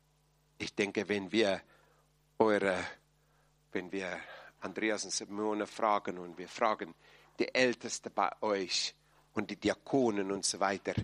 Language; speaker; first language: German; non-native, fluent; English